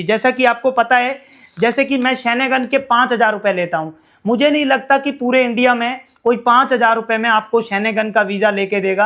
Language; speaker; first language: Hindi; native; Hindi